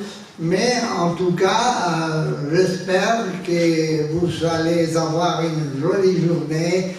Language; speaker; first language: French; non-native, fluent; Spanish